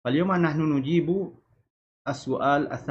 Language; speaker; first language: Arabic; non-native, fluent; Malay